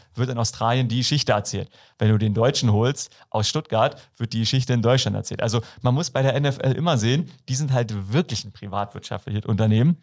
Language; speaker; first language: German; native; German